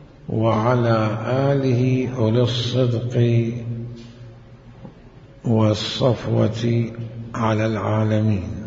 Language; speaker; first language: Arabic; native; Arabic